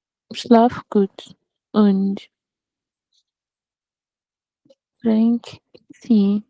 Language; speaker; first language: German; non-native, learner; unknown